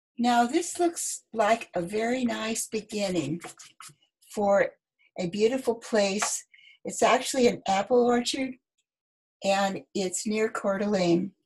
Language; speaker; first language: English; native; English